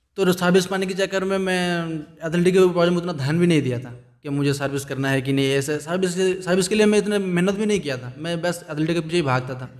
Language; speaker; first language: Hindi; non-native, local second language; Bangla